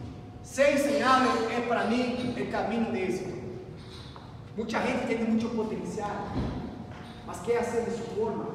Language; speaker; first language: Spanish; non-native, learner; Portuguese